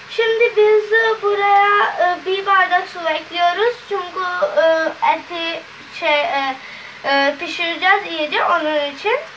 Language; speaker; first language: Turkish; non-native, learner; Urdu